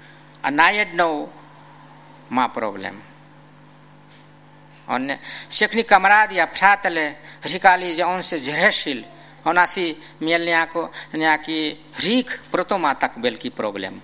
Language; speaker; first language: Czech; non-native, fluent; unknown